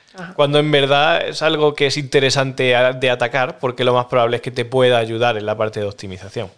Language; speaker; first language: Spanish; native; Spanish